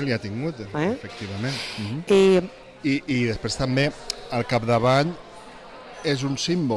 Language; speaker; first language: Catalan; native; Catalan